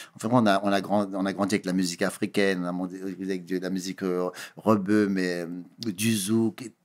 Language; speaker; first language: French; early bilingual, other home language; Kabuverdianu